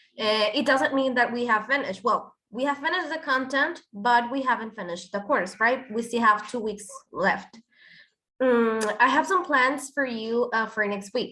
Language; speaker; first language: English; non-native, fluent; Spanish